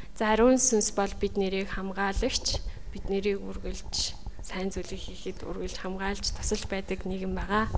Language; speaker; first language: Mongolian; native; Mongolian